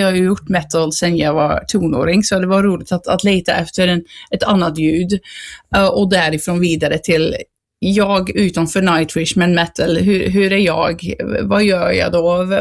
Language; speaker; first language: Swedish; non-native, fluent; Dutch